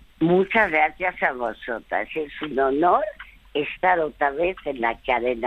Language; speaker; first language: Spanish; early bilingual, other home language; French